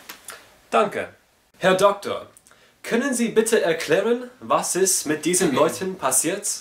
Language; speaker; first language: German; non-native, learner; English